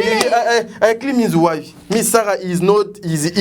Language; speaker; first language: English; non-native, learner; Lingala